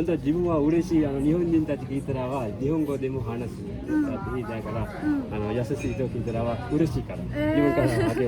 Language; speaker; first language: Japanese; non-native, learner; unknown